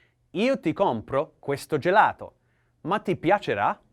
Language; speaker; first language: Italian; non-native, learner; English